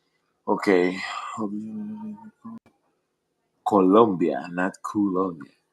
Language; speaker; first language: English; non-native, learner; Spanish